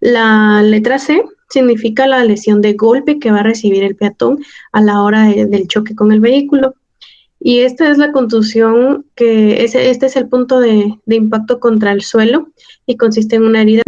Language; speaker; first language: Spanish; native; Spanish